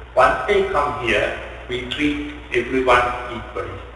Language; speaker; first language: English; non-native, local second language; Sinhala